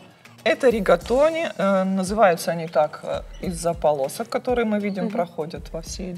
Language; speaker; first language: Russian; native; Russian